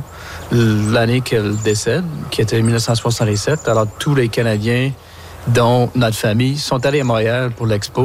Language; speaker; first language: French; non-native, local second language; English